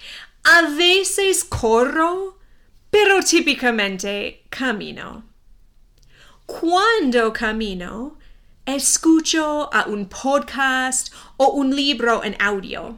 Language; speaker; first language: Spanish; non-native, fluent; English